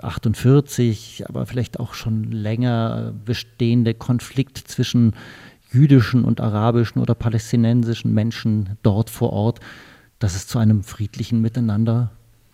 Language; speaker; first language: German; native; German